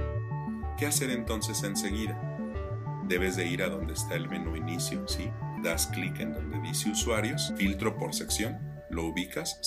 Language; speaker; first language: Spanish; native; Spanish